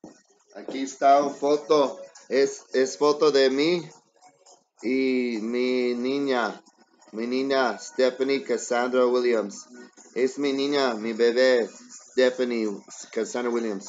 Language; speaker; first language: Spanish; early bilingual, heritage; English